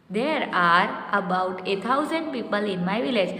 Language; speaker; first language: English; non-native, local second language; Gujarati